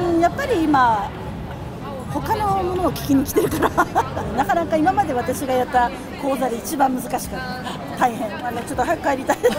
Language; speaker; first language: Japanese; native; Japanese